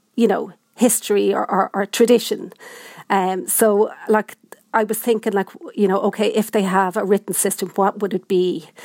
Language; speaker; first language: English; native; English